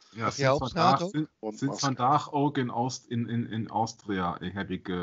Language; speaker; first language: Dutch; non-native, learner; German